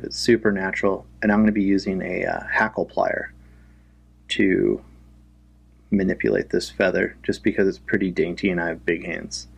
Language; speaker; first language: English; native; English